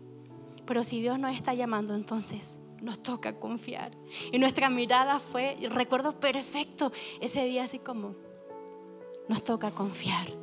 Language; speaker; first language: Spanish; native; Spanish